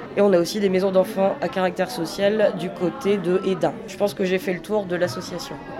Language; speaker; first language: French; native; French